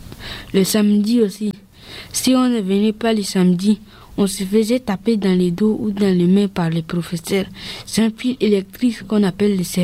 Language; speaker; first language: French; non-native, learner; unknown